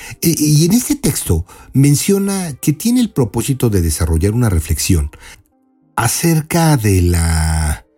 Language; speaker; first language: Spanish; native; Spanish